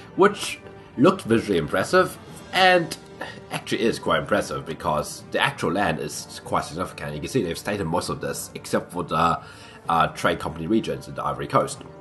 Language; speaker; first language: English; native; English